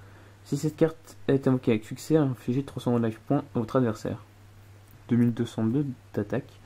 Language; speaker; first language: French; native; French